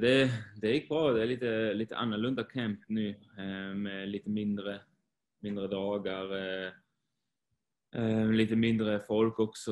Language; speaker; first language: Swedish; non-native, fluent; Swiss German